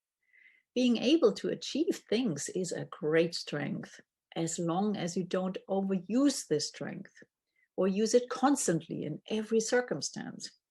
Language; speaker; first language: English; non-native, fluent; German